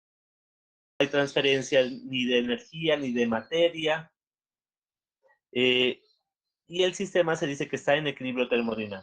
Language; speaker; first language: Spanish; native; Spanish